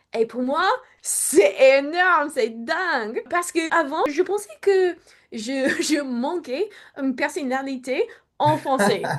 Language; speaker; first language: French; non-native, learner; English